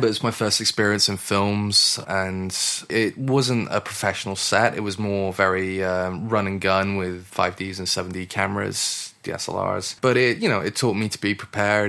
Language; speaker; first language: English; native; English